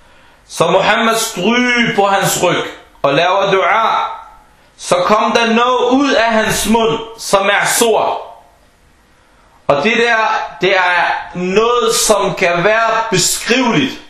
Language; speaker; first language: Danish; non-native, fluent; Arabic